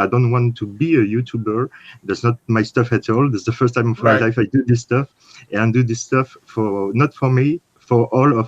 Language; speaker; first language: English; non-native, learner; French